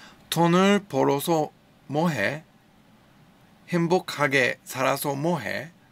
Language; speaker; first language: Korean; non-native, learner; English